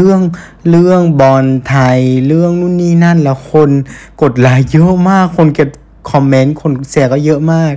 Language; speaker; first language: Thai; non-native, fluent; Vietnamese